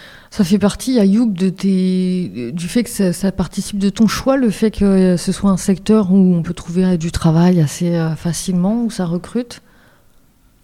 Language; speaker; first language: French; native; French